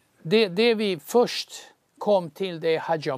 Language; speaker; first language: Swedish; non-native, fluent; Croatian